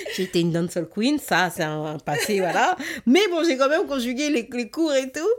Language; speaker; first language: French; native; French